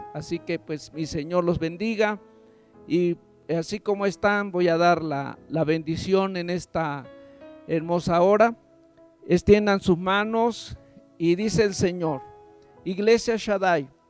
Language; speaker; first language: Spanish; native; Spanish